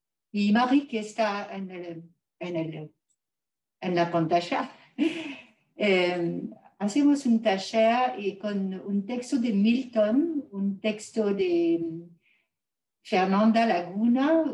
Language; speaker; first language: Spanish; non-native, learner; French